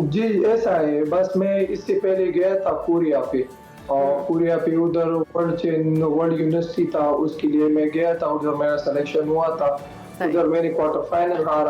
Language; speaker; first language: Hindi; non-native, local second language; Pashto